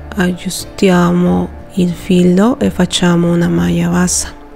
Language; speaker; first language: Italian; non-native, fluent; Spanish